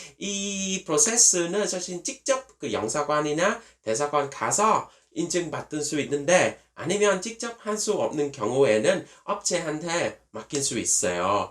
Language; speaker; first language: Korean; non-native, fluent; Vietnamese